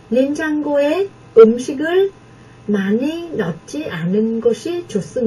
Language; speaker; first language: Korean; non-native, fluent; Vietnamese